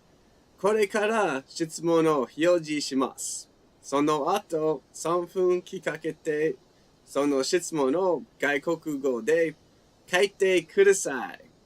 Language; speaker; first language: Japanese; non-native, fluent; English